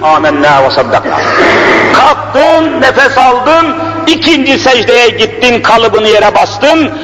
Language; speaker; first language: Turkish; native; Turkish